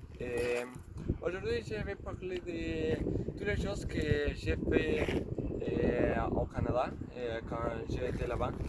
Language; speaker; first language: French; non-native, learner; Spanish